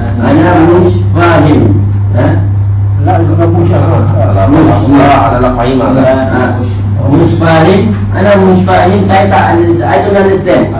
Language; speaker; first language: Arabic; non-native, fluent; Malay